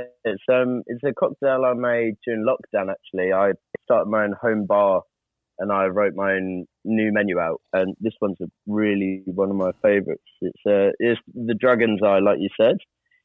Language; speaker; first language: English; native; English